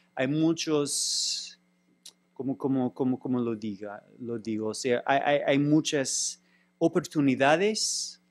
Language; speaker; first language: Spanish; non-native, fluent; English